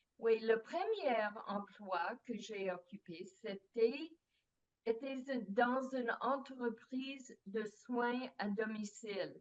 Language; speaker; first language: French; non-native, fluent; English